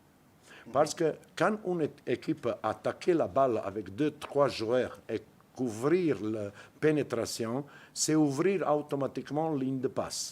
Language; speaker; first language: French; non-native, fluent; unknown